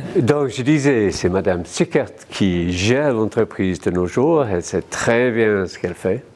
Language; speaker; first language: French; non-native, fluent; English